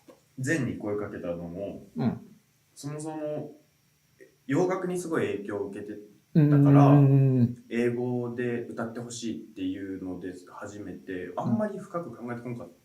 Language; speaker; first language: Japanese; native; Japanese